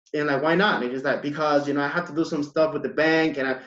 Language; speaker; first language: English; early bilingual, other home language; Spanish